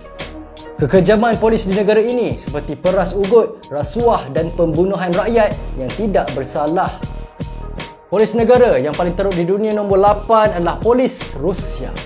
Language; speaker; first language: Malay; native; Malay